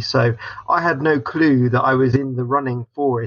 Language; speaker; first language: English; native; English